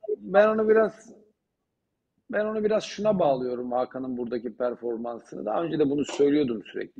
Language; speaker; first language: Turkish; native; Turkish